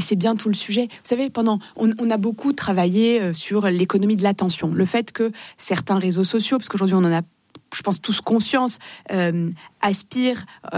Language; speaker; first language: French; native; French